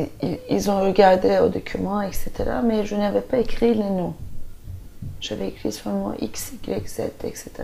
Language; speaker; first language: French; non-native, fluent; Turkish